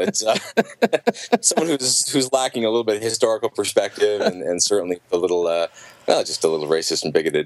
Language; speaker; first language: English; native; English